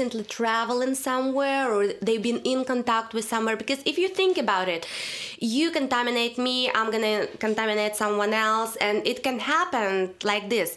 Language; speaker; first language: English; non-native, fluent; Russian